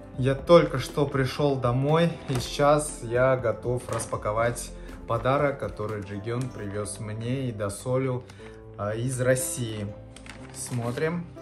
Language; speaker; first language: Russian; native; Russian